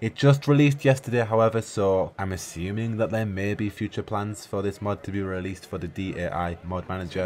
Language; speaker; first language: English; native; English